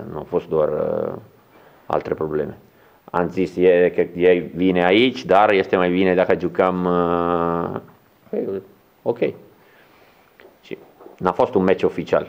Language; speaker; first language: Romanian; non-native, learner; Italian